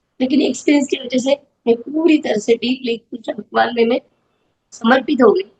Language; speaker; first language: Hindi; non-native, local second language; Marathi